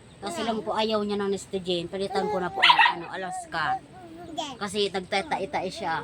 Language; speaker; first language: Filipino; non-native, local second language; Bikol